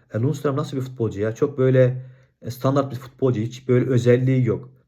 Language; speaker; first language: Turkish; non-native, fluent; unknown